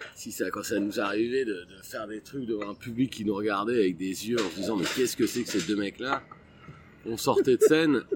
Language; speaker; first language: French; native; French